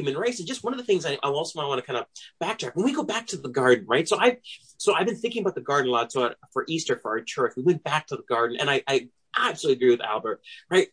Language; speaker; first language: English; native; English